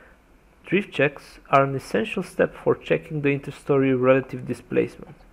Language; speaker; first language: English; non-native, fluent; Romanian